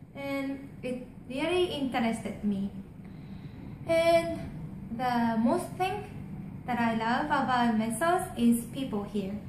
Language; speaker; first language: English; non-native, learner; Japanese